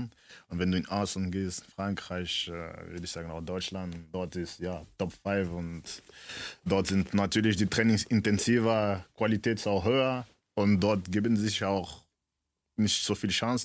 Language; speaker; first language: German; early bilingual, other home language; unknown